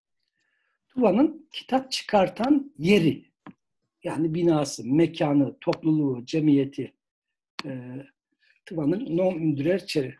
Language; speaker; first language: Turkish; native; Turkish